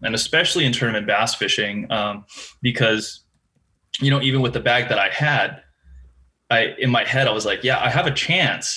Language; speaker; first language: English; native; English